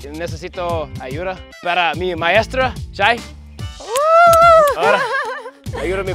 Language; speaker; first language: Spanish; non-native, learner; English